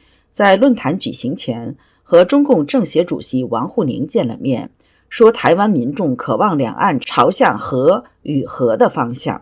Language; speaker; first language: Chinese; native; Chinese